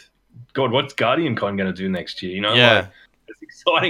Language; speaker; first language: English; native; English